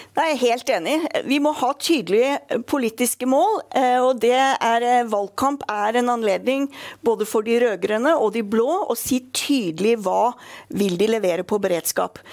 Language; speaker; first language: Norwegian; native; Norwegian